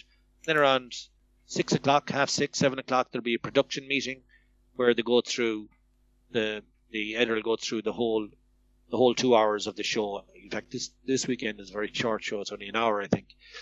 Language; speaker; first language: English; native; English